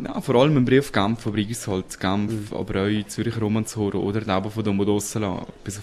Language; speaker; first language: German; native; German